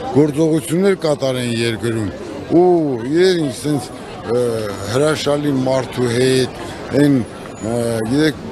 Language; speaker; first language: Armenian; native; Armenian